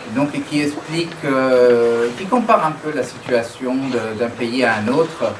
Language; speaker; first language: French; non-native, local second language; Arabic